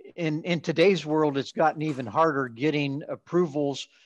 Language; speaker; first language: English; native; English